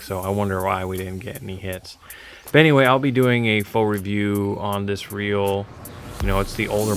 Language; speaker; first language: English; native; English